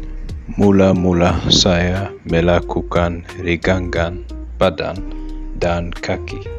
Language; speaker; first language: Indonesian; non-native, learner; Arabic